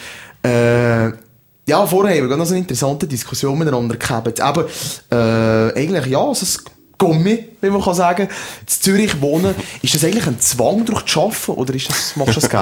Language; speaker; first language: German; native; German